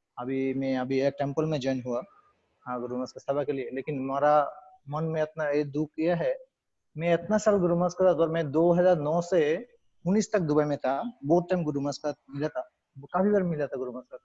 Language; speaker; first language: Hindi; non-native, learner; Bangla